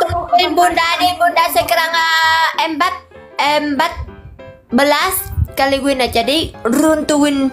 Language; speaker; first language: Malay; non-native, learner; Vietnamese